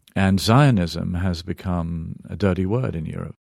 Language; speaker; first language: English; native; English